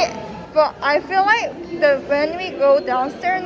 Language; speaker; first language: English; non-native, learner; Korean